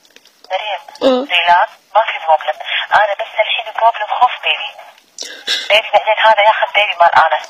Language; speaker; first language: Arabic; non-native, learner; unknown